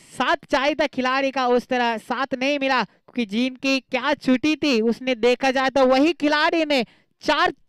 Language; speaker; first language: Hindi; non-native, local second language; Marathi